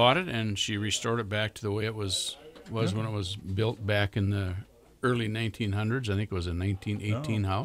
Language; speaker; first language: English; native; English